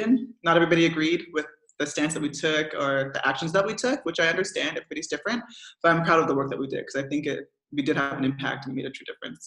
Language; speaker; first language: English; native; English